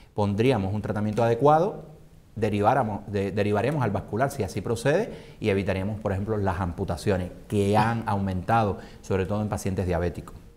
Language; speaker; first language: Spanish; native; Spanish